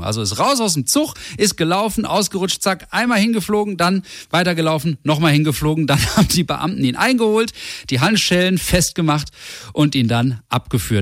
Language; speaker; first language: German; native; German